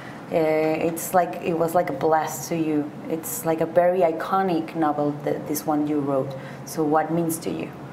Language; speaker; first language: English; non-native, fluent; Spanish